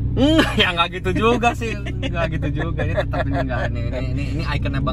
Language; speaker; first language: Indonesian; native; Indonesian